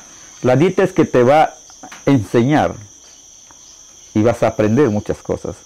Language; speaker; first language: Spanish; non-native, local second language; Shipibo-Conibo